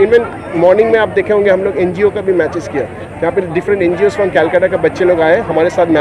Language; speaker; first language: Hindi; non-native, local second language; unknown